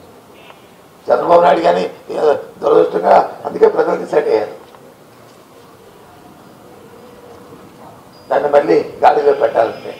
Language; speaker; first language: Telugu; native; Telugu